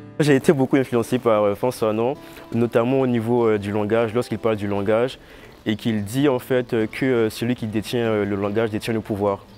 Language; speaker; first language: French; native; French